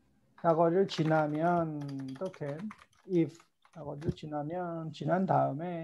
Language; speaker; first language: Korean; non-native, fluent; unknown